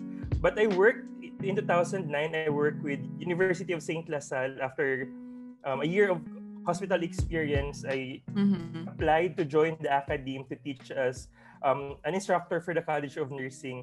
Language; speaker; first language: English; non-native, local second language; Hiligaynon